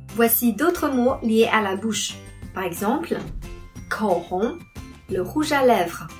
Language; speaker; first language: French; non-native, fluent; Chinese